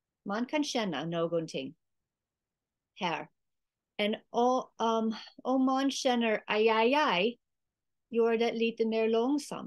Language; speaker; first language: Swedish; non-native, learner; English